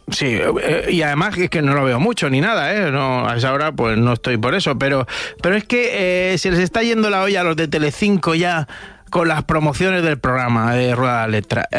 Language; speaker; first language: Spanish; native; Spanish